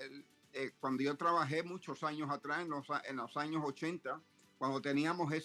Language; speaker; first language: Spanish; native; Spanish